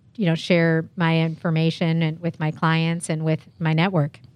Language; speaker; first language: English; native; English